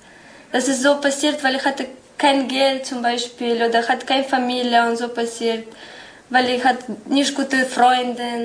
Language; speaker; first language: German; non-native, learner; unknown